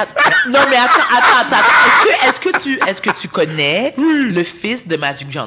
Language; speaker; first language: French; native; French